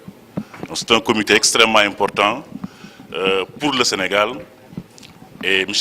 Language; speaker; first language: French; non-native, local second language; Wolof